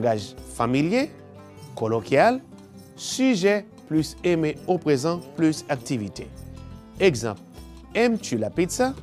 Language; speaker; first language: French; non-native, fluent; Spanish